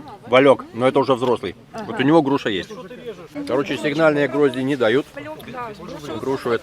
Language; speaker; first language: Russian; native; Russian